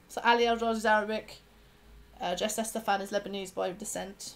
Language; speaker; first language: English; native; English